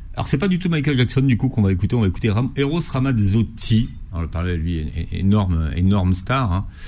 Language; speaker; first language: French; native; French